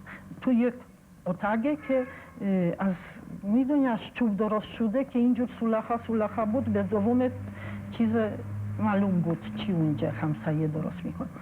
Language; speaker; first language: Persian; non-native, fluent; Polish